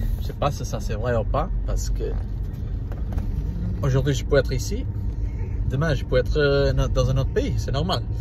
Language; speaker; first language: French; non-native, learner; Portuguese